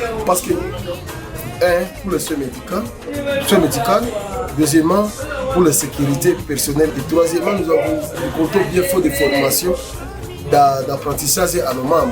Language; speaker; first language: French; non-native, local second language; Swahili